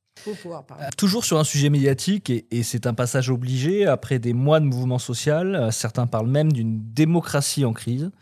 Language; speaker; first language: French; native; French